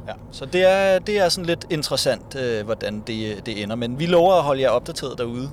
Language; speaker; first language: Danish; native; Danish